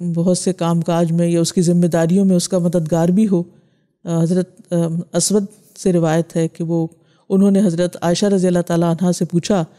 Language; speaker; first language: Urdu; native; Urdu